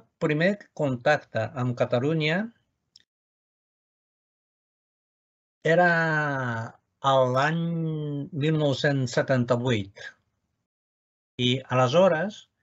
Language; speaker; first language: Catalan; non-native, fluent; Japanese